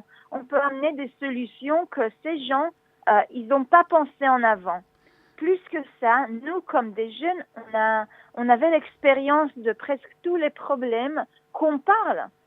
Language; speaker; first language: French; non-native, learner; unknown